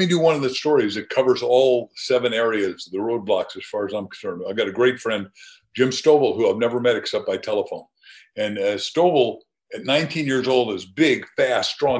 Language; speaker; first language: English; native; English